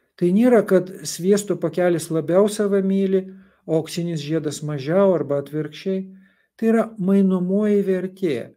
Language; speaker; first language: Lithuanian; non-native, local second language; Russian